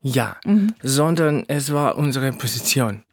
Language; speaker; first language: German; non-native, fluent; Russian